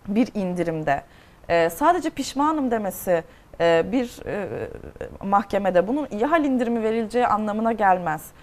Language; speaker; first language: Turkish; native; Turkish